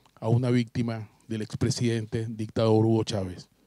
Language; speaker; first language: Spanish; native; Spanish